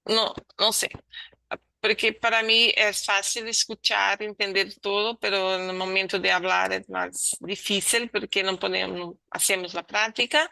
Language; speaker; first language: Spanish; non-native, learner; Portuguese